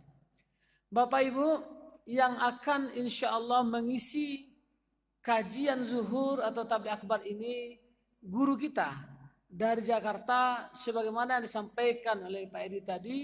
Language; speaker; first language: Indonesian; non-native, local second language; Minangkabau